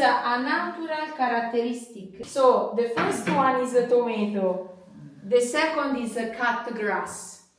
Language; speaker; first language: English; non-native, learner; Italian